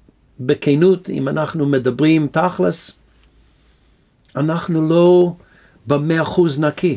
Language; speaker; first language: Hebrew; non-native, fluent; English